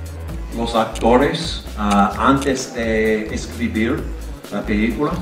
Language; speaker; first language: Spanish; non-native, fluent; English